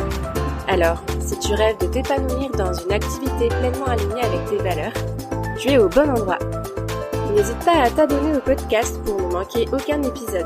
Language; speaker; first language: French; native; French